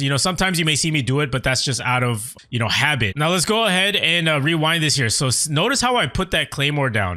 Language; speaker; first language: English; native; English